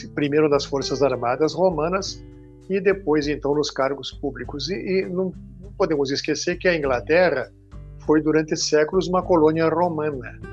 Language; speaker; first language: Portuguese; non-native, fluent; Hebrew